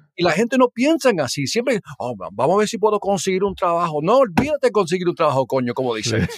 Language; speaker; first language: Spanish; early bilingual, heritage; Spanish